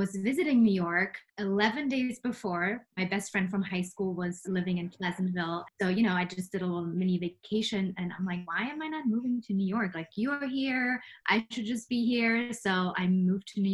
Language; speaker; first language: English; non-native, fluent; German